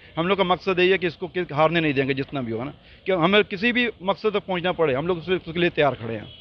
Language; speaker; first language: Hindi; non-native, local second language; Punjabi